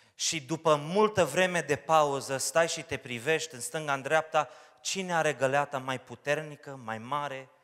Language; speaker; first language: Romanian; early bilingual, heritage; Romanian